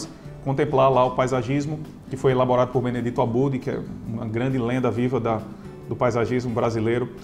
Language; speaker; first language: Portuguese; native; Portuguese